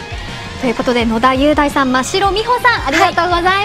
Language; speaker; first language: Japanese; native; Japanese